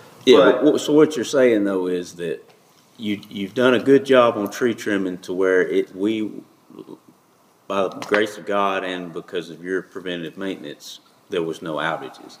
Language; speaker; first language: English; native; English